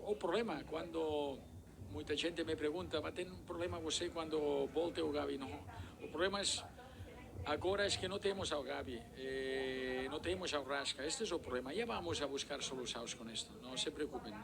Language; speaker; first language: Portuguese; non-native, learner; Spanish